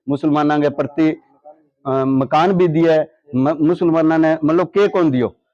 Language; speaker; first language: Hindi; native; Hindi